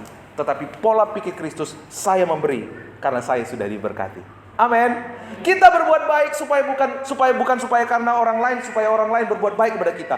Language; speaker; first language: Indonesian; native; Indonesian